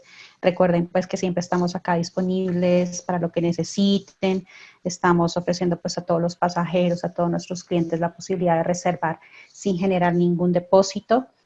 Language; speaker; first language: Spanish; native; Spanish